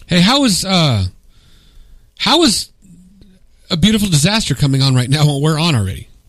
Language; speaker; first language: English; native; English